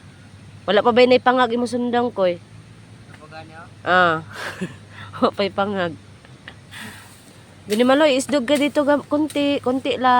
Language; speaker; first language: Filipino; non-native, local second language; Cebuano